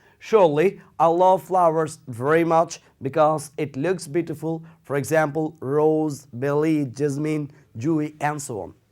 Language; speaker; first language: English; non-native, local second language; Bangla